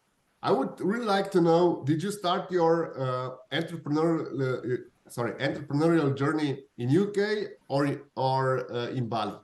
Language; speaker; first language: English; non-native, fluent; Slovenian